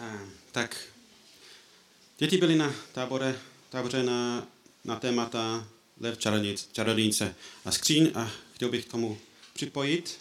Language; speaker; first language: Czech; non-native, fluent; English